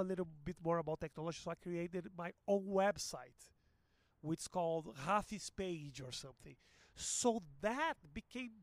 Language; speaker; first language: English; non-native, fluent; Portuguese